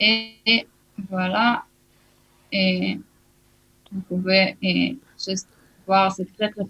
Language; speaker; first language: French; early bilingual, heritage; Hebrew